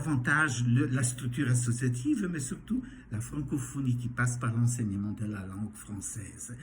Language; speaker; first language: French; non-native, fluent; Portuguese